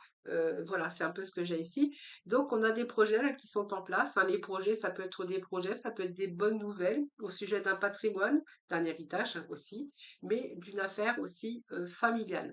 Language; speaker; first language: French; native; French